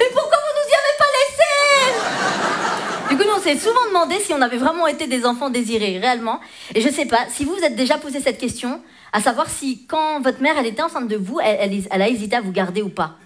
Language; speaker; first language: French; native; French